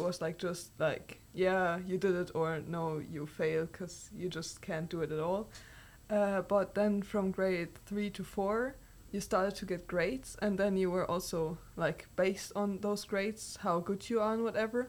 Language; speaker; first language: English; non-native, fluent; German